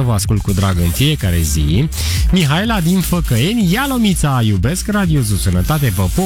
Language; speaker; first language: Romanian; native; Romanian